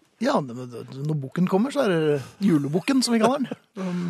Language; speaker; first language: Norwegian; native; Norwegian